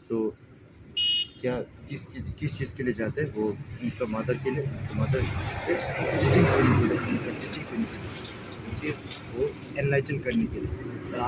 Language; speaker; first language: Hindi; non-native, fluent; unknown